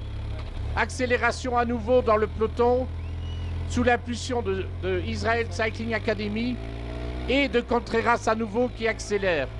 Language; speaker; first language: French; native; French